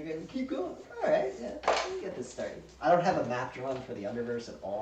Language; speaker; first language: English; native; English